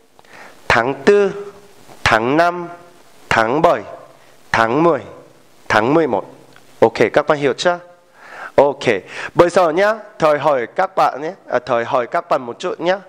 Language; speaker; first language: Vietnamese; non-native, fluent; Korean